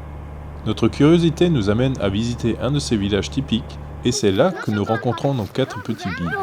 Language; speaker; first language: French; native; French